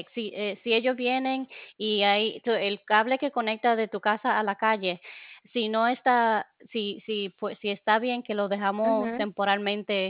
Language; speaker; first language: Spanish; early bilingual, other home language; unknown